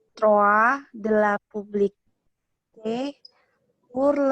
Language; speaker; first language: French; non-native, learner; Indonesian